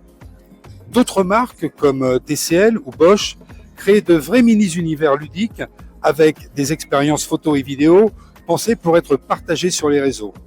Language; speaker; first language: French; native; French